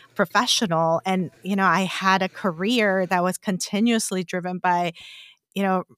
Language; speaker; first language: English; non-native, fluent; Korean